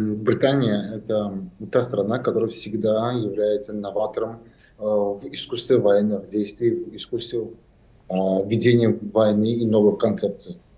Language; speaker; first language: Russian; non-native, local second language; Azerbaijani